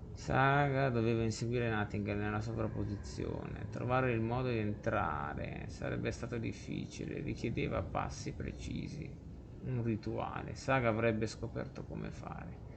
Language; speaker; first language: Italian; native; Italian